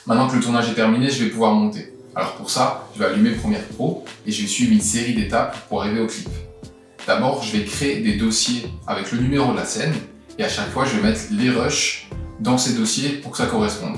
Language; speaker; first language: French; native; French